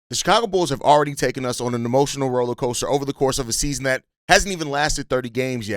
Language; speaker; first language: English; native; English